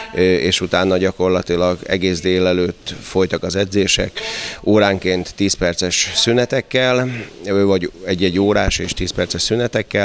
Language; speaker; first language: Hungarian; native; Hungarian